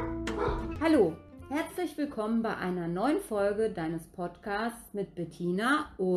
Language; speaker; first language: German; native; German